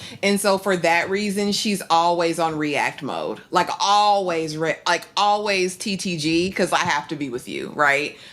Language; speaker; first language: English; native; English